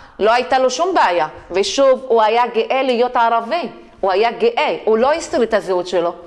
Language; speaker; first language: Hebrew; non-native, local second language; Arabic